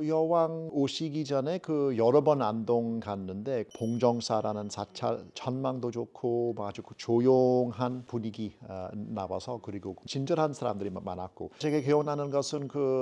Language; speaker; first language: Korean; non-native, fluent; English